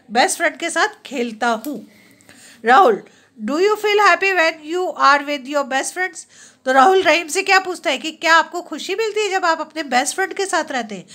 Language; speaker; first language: Hindi; native; Hindi